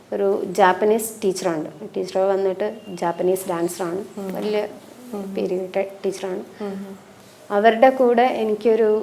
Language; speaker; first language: Malayalam; non-native, local second language; Tamil